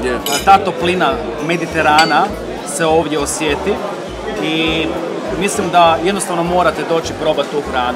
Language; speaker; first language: Croatian; native; Croatian